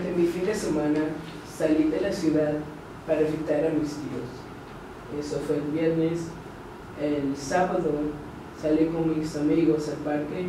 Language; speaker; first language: Spanish; non-native, learner; English